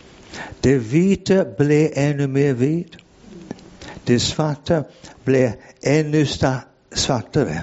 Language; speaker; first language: Swedish; non-native, fluent; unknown